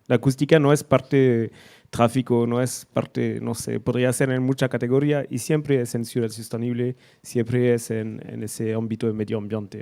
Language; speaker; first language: Spanish; non-native, fluent; French